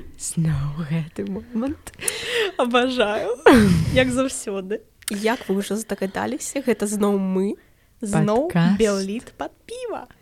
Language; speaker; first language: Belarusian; non-native, local second language; Russian